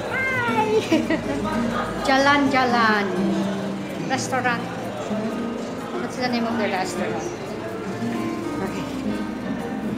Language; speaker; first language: English; non-native, local second language; Filipino